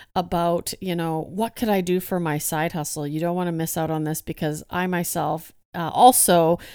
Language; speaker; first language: English; native; English